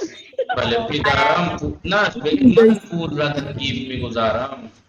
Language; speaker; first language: Persian; non-native, fluent; Urdu